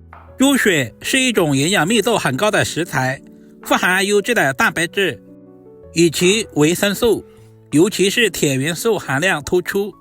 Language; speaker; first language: Chinese; native; Chinese